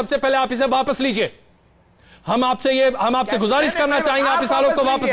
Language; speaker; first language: Hindi; native; Hindi